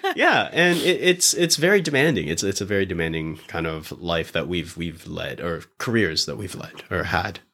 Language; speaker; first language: English; early bilingual, other home language; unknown